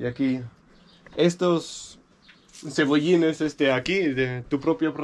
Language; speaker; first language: Spanish; non-native, fluent; Danish